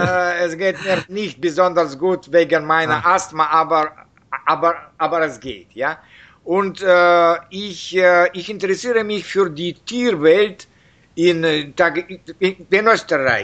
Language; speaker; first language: German; non-native, learner; Russian